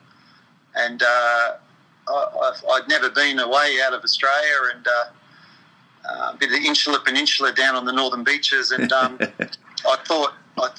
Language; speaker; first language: English; native; English